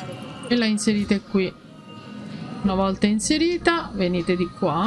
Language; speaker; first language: Italian; native; Italian